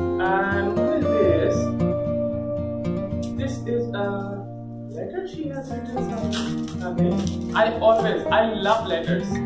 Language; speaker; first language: English; non-native, local second language; Hindi